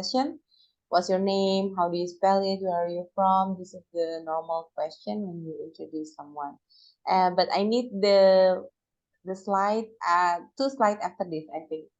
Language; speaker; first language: English; non-native, fluent; Indonesian